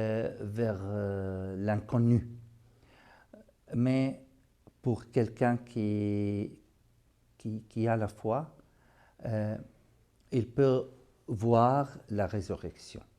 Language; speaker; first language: French; non-native, fluent; Arabic